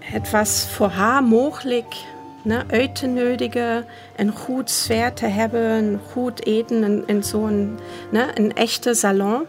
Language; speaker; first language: Dutch; non-native, fluent; German